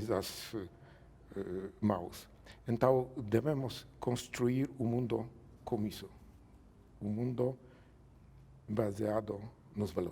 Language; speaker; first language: Portuguese; non-native, learner; Polish